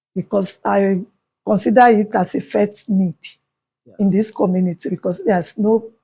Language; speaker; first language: English; non-native, local second language; Yoruba